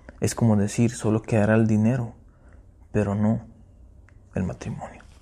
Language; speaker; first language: Spanish; early bilingual, heritage; Spanish